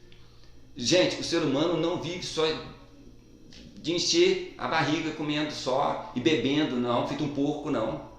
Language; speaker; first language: Portuguese; native; Portuguese